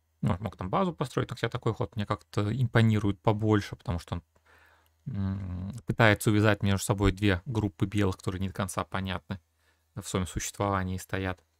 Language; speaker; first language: Russian; native; Russian